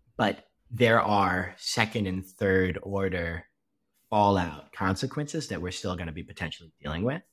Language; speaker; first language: English; native; English